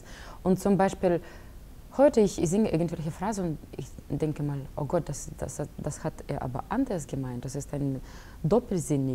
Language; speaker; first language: German; non-native, fluent; Russian